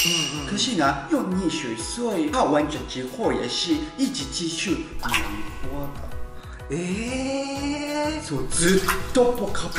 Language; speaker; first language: Chinese; non-native, learner; Japanese